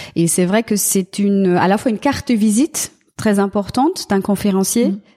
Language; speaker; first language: French; non-native, fluent; German